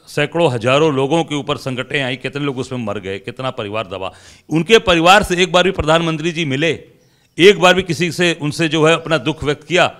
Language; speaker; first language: Hindi; native; Hindi